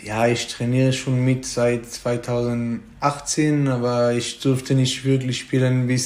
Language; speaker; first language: German; non-native, fluent; Hebrew